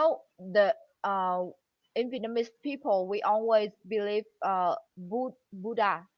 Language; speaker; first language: English; non-native, learner; Vietnamese